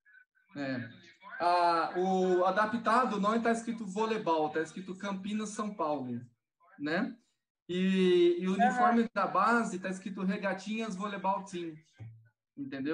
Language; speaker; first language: Portuguese; native; Portuguese